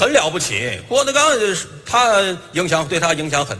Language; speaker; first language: Chinese; native; Chinese